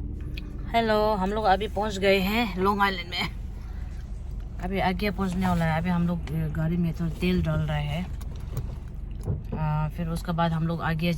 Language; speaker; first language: Hindi; non-native, local second language; Tibetan